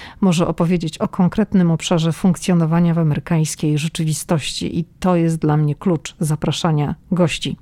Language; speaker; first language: Polish; native; Polish